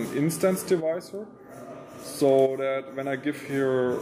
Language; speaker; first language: English; non-native, fluent; German